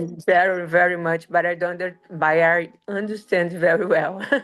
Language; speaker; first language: English; non-native, learner; Portuguese